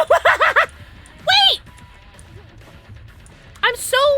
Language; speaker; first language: English; native; English